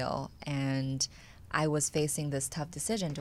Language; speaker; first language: English; non-native, fluent; Chinese